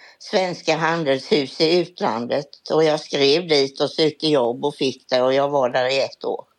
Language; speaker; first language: Swedish; native; Swedish